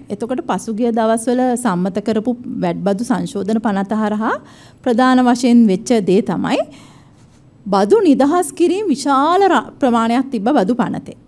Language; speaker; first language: Sinhala; native; Sinhala